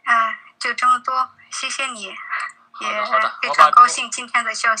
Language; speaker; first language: Chinese; non-native, local second language; Uyghur